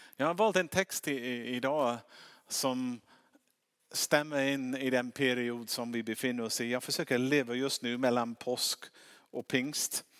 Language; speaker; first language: Swedish; non-native, fluent; English